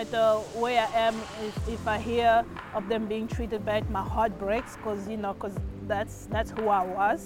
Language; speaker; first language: English; early bilingual, other home language; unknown